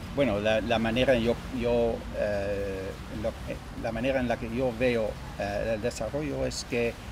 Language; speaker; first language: Spanish; non-native, fluent; Dutch